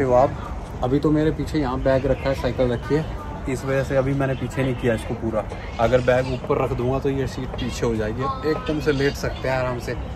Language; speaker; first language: Hindi; native; Hindi